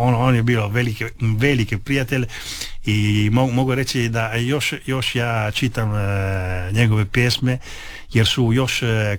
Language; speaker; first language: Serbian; early bilingual, heritage; Italian